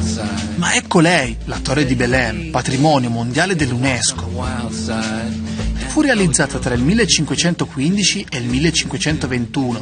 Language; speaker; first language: Italian; native; Italian